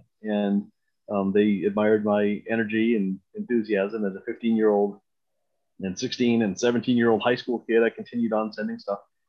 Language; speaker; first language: English; native; English